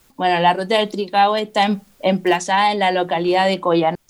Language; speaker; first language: Spanish; native; Spanish